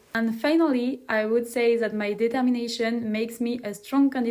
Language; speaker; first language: English; non-native, fluent; French